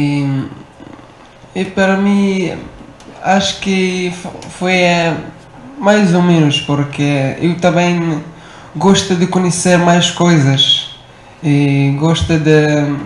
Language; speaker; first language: Portuguese; non-native, learner; Arabic